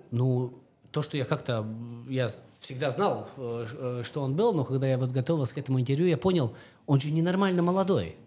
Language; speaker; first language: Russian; non-native, local second language; Latvian